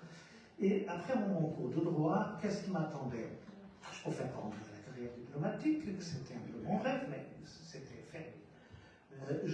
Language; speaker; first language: French; non-native, fluent; Portuguese